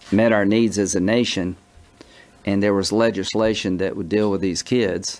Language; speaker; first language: English; native; English